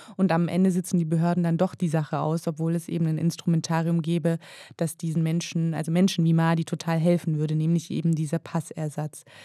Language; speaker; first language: German; native; German